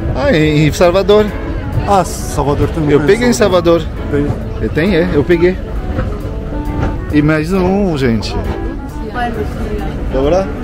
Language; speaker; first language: Portuguese; non-native, fluent; French